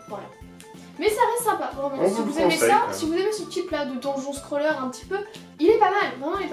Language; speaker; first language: French; native; French